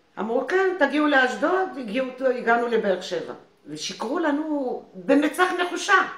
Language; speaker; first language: Hebrew; non-native, fluent; French